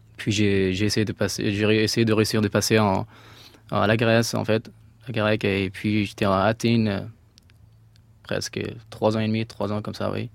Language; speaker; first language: French; non-native, fluent; Persian